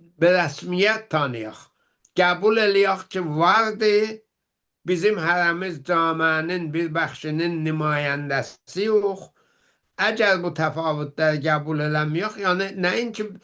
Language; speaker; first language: Azerbaijani; native; Azerbaijani